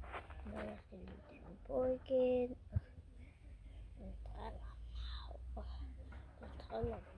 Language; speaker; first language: Danish; early bilingual, other home language; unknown